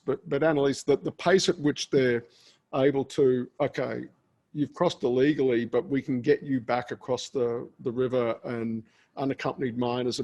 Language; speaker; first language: English; native; English